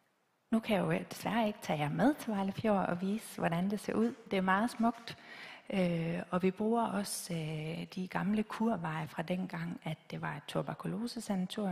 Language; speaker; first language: Danish; native; Danish